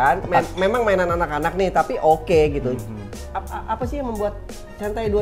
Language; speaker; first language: Indonesian; native; Indonesian